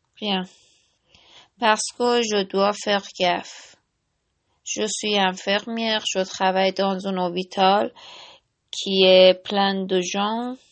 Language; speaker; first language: French; non-native, learner; Persian